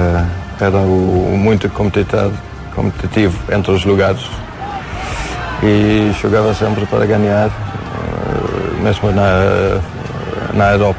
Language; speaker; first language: Portuguese; non-native, fluent; Swedish